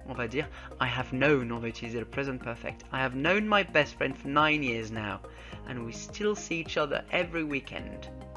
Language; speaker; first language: English; non-native, fluent; French